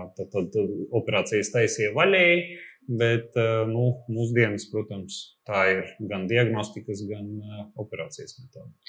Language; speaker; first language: Latvian; non-native, local second language; Russian